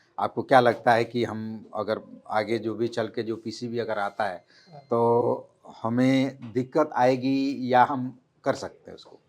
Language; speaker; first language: Hindi; native; Hindi